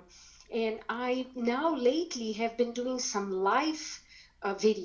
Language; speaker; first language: English; non-native, fluent; German